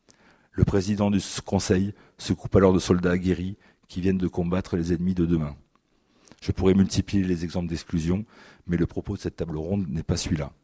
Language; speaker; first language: French; native; French